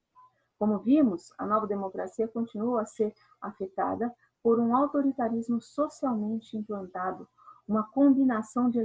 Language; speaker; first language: Portuguese; native; Portuguese